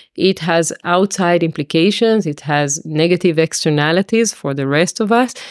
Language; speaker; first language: English; non-native, fluent; Hebrew